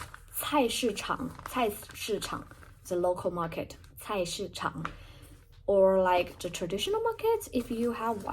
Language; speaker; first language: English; non-native, fluent; Chinese